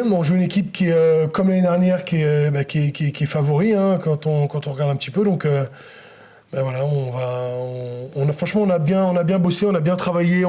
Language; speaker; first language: French; native; French